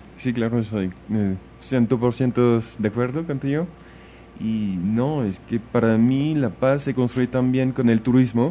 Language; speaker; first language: Spanish; non-native, learner; French